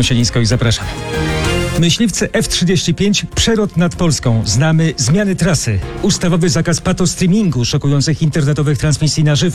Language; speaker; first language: Polish; native; Polish